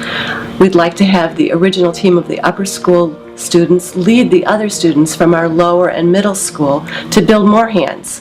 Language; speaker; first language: English; native; English